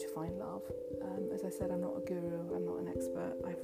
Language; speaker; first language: English; native; English